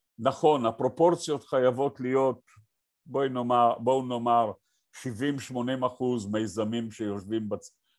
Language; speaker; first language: Hebrew; native; Hebrew